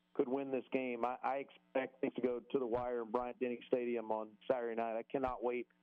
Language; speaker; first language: English; native; English